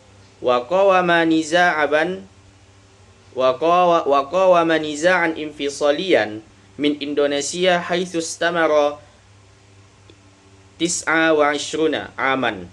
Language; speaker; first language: Arabic; non-native, learner; Indonesian